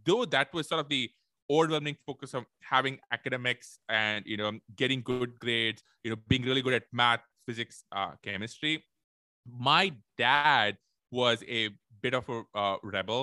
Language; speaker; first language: English; non-native, local second language; Tamil